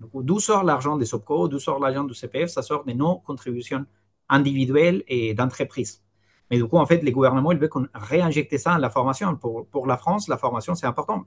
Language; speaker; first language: French; non-native, fluent; Spanish